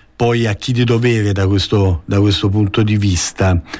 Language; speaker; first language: Italian; native; Italian